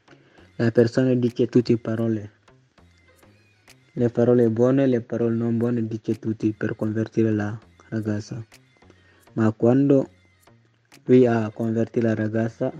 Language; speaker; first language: Italian; non-native, learner; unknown